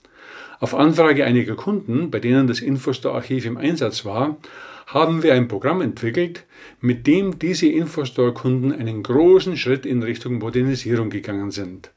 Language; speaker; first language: German; native; German